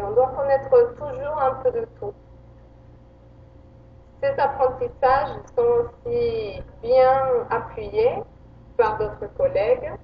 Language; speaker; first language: French; non-native, fluent; Spanish